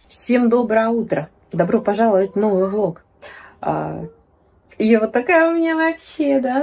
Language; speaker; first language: Russian; native; Russian